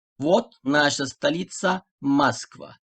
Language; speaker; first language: Russian; non-native, fluent; Turkish